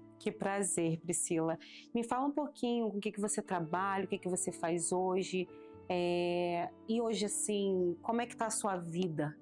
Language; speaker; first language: Portuguese; native; Portuguese